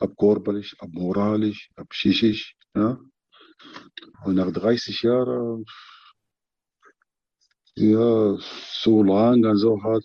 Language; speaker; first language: German; non-native, learner; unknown